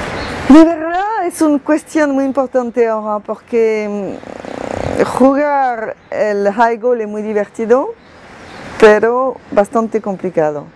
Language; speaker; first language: Spanish; non-native, fluent; French